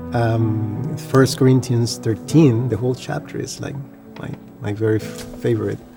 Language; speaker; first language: English; non-native, fluent; Spanish